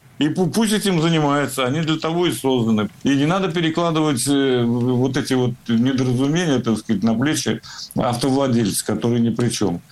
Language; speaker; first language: Russian; native; Russian